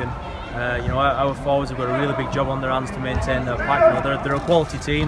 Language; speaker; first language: English; native; English